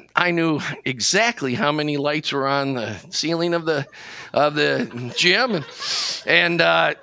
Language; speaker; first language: English; native; English